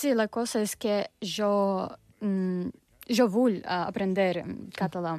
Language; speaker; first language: Catalan; non-native, learner; English